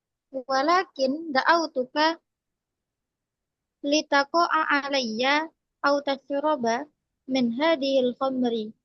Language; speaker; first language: Arabic; non-native, learner; Indonesian